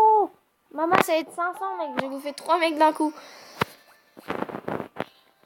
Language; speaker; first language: French; native; French